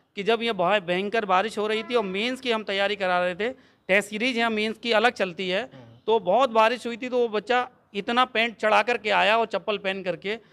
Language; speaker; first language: Hindi; native; Hindi